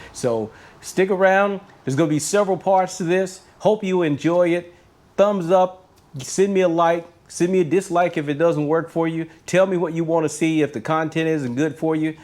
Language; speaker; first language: English; native; English